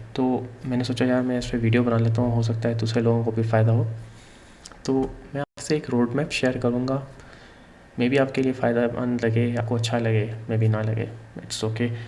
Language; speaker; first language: Urdu; native; Urdu